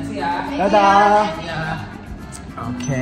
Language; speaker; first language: Indonesian; non-native, fluent; Japanese